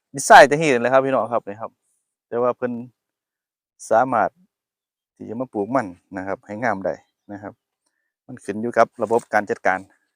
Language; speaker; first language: Thai; native; Thai